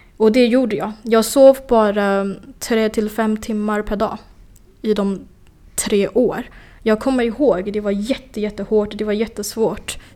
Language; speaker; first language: Swedish; non-native, fluent; Chinese